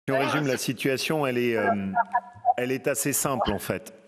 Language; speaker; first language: French; native; French